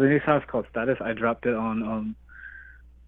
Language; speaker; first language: English; native; English